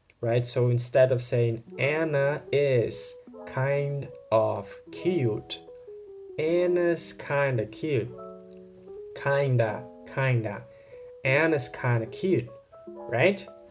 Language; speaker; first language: English; non-native, fluent; Portuguese